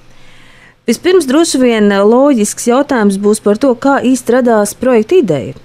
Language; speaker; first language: Latvian; native; Latvian